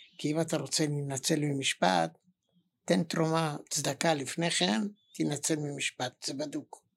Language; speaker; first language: Hebrew; native; Hebrew